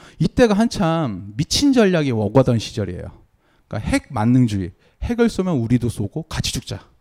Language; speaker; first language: Korean; native; Korean